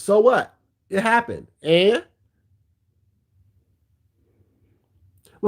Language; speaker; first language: English; native; English